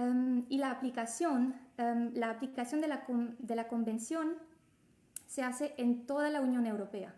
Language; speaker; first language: Spanish; non-native, fluent; French